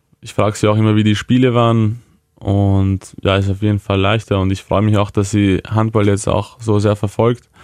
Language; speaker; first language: German; early bilingual, other home language; Croatian